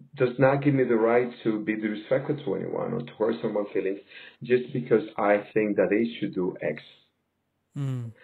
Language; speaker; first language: English; native; English